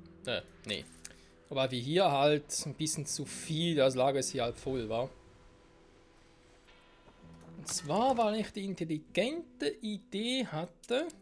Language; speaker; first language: German; native; German